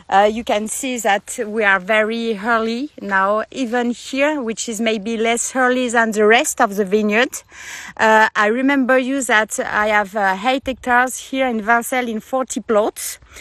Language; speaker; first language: English; non-native, learner; French